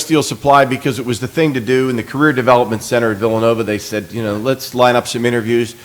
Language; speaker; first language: English; native; English